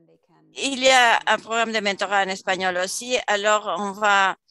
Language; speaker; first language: French; non-native, fluent; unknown